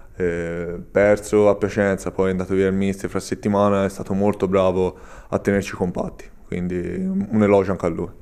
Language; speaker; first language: Italian; native; Italian